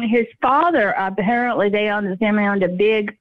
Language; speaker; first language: English; native; English